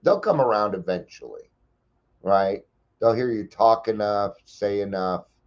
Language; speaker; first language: English; native; English